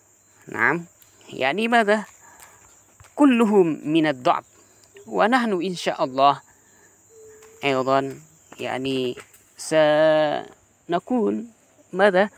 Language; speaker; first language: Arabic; non-native, fluent; Indonesian